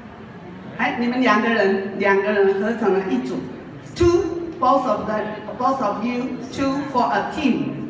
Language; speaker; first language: English; non-native, learner; Japanese